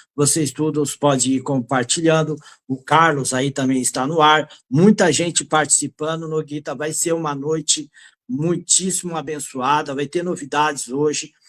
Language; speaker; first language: Portuguese; native; Portuguese